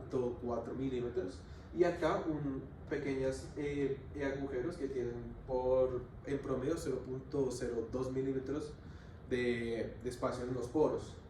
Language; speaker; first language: Spanish; native; Spanish